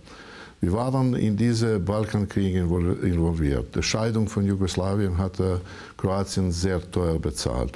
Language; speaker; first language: German; non-native, learner; Croatian